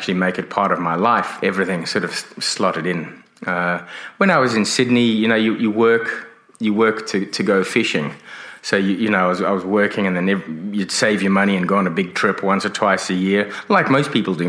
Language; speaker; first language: English; native; English